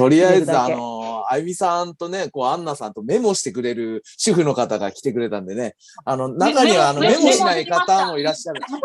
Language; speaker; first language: Japanese; native; Japanese